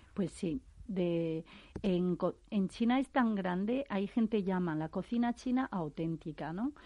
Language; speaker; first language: Spanish; non-native, fluent; Chinese